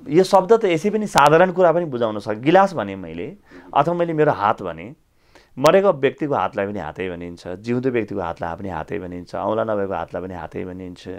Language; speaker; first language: Nepali; native; Nepali